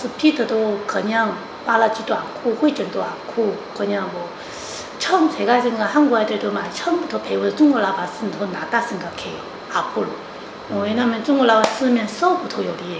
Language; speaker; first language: Korean; non-native, learner; Chinese